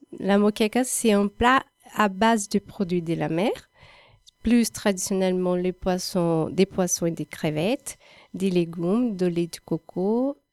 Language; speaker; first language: French; non-native, learner; Portuguese